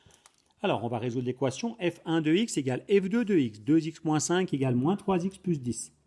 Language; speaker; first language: French; native; French